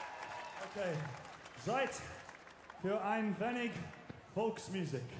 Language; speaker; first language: German; non-native, learner; English